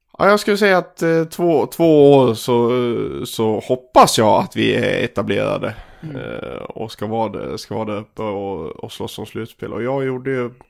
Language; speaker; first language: Swedish; native; Swedish